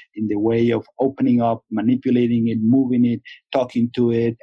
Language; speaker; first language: English; non-native, fluent; Spanish